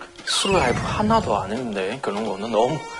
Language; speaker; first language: Korean; non-native, fluent; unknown